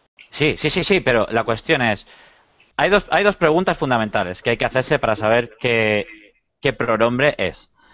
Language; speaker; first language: Spanish; native; Spanish